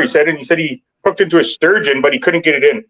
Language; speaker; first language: English; native; English